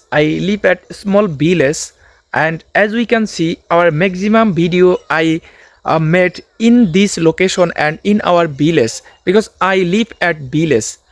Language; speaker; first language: English; non-native, learner; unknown